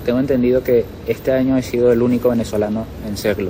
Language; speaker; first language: Spanish; native; Spanish